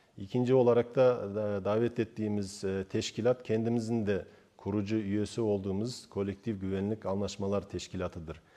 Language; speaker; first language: Turkish; non-native, fluent; Kazakh